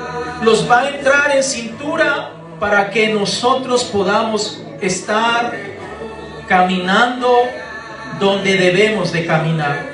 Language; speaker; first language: Spanish; native; Spanish